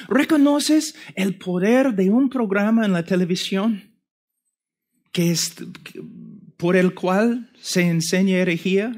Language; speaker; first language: Spanish; non-native, fluent; English